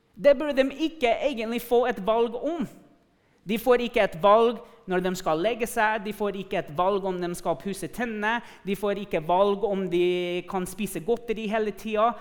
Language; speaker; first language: Norwegian; non-native, fluent; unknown